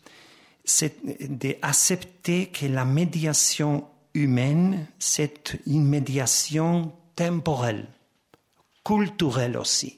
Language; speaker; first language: French; non-native, fluent; Spanish